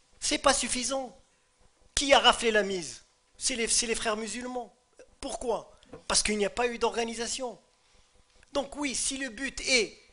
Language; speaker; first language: French; non-native, local second language; Arabic